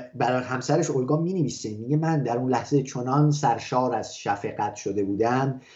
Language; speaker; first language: Persian; native; Persian